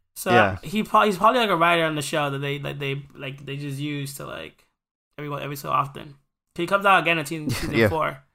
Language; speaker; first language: English; early bilingual, other home language; Spanish